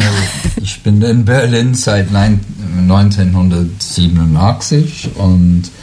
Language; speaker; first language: German; non-native, learner; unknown